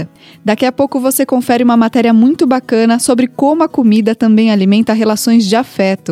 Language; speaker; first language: Portuguese; native; Portuguese